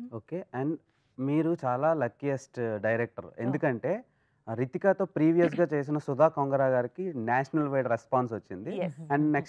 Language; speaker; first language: Telugu; native; Telugu